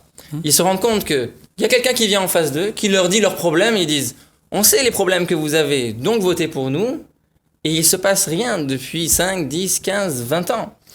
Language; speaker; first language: French; native; French